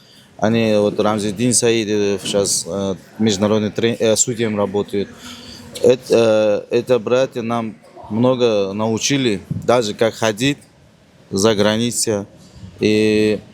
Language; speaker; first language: Russian; non-native, learner; Uzbek